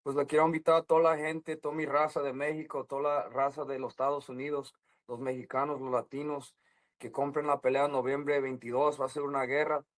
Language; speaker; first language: Spanish; early bilingual, other home language; English